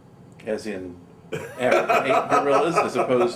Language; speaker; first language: English; native; English